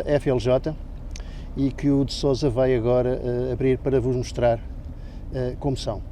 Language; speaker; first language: Portuguese; native; Portuguese